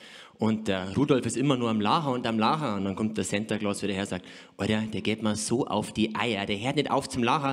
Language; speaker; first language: German; native; German